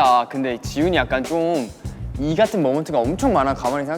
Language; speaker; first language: Korean; native; Korean